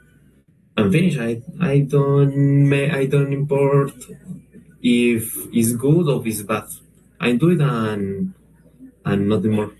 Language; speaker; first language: English; non-native, learner; Spanish